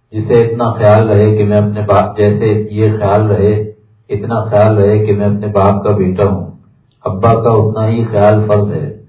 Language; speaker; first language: Urdu; native; Urdu